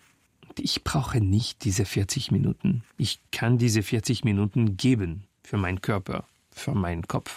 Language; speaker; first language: German; non-native, fluent; French